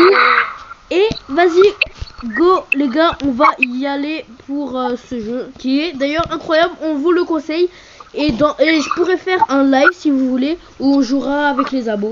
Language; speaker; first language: French; native; French